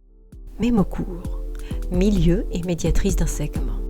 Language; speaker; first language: French; native; French